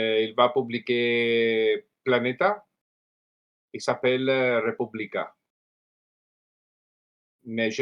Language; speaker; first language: French; non-native, learner; Italian